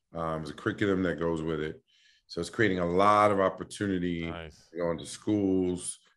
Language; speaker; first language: English; native; English